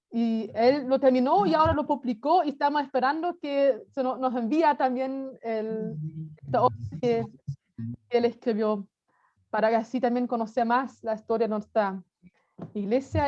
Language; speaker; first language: Spanish; non-native, fluent; German